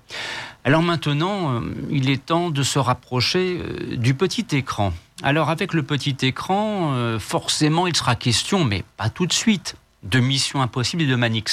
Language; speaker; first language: French; native; French